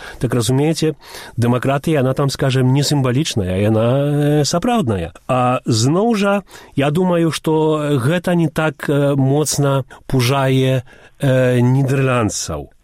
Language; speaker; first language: Belarusian; early bilingual, heritage; Belarusian